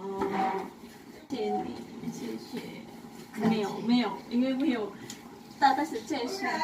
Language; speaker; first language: Chinese; non-native, learner; Indonesian